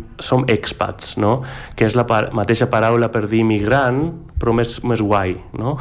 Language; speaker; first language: Catalan; non-native, fluent; Greek